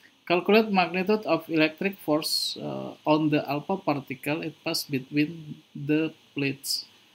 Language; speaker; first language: English; non-native, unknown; Indonesian